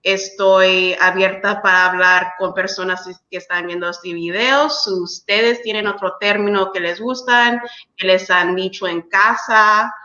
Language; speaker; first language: Spanish; early bilingual, heritage; English